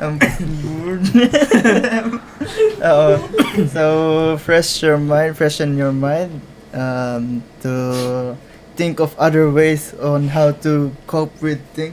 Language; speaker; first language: English; non-native, local second language; Cebuano